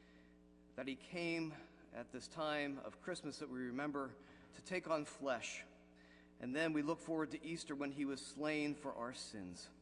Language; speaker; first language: English; native; English